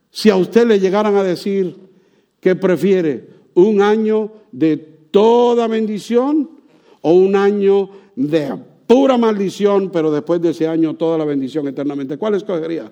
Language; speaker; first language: Spanish; native; Spanish